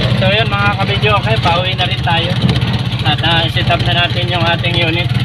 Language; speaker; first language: Filipino; native; Filipino